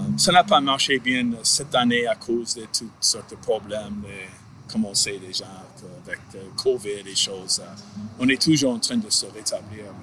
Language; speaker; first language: French; non-native, fluent; English